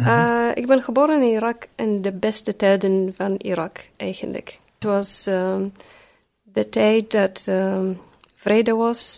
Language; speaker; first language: Dutch; early bilingual, other home language; Arabic